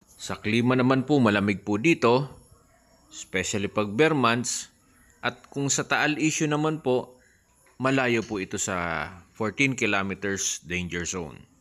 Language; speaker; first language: Filipino; native; Filipino